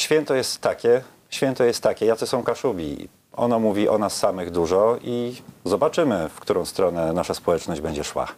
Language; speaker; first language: Polish; native; Polish